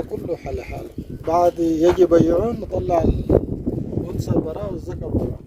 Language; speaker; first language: Arabic; native; Arabic